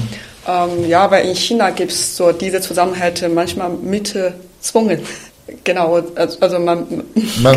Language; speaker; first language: German; non-native, fluent; Chinese